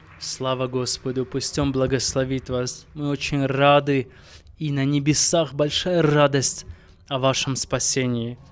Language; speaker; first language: Russian; non-native, local second language; Armenian